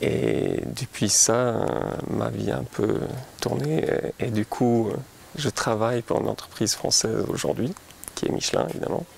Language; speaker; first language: French; non-native, fluent; Swedish